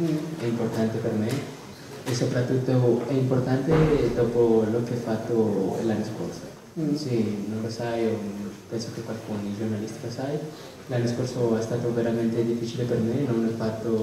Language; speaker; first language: Italian; non-native, learner; Spanish